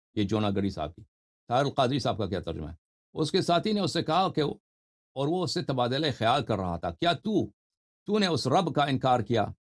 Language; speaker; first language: Urdu; native; Urdu